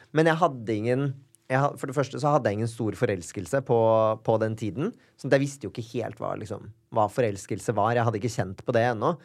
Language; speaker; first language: Norwegian; native; Norwegian